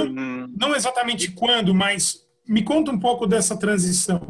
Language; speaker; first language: Portuguese; native; Portuguese